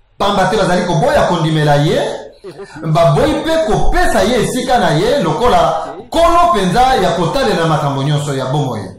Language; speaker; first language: Lingala; native; Lingala